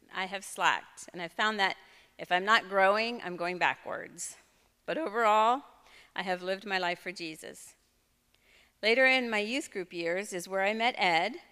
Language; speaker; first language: English; native; English